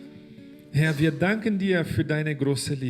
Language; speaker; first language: German; non-native, fluent; Portuguese